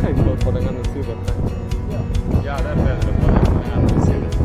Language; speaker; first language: Norwegian; non-native, learner; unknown